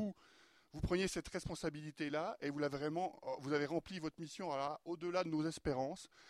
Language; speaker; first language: French; native; French